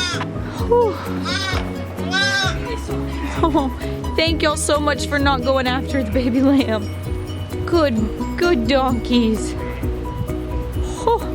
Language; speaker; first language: English; native; English